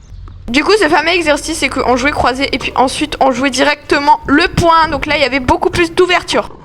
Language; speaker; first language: French; native; French